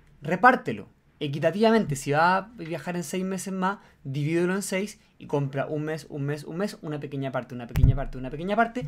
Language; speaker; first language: Spanish; native; Spanish